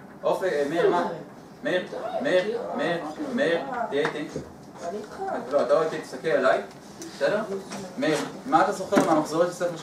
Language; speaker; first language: Hebrew; native; Hebrew